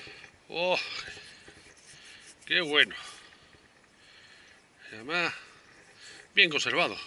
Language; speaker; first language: Spanish; native; Spanish